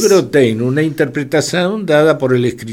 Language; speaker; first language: Portuguese; non-native, fluent; Spanish